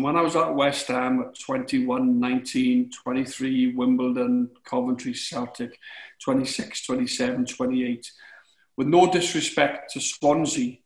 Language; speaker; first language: English; native; English